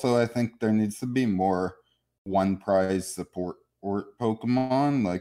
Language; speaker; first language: English; native; English